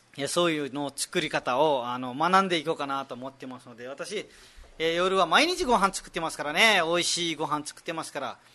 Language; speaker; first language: Japanese; non-native, fluent; Nepali